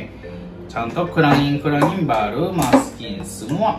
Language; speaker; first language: Indonesian; non-native, learner; Japanese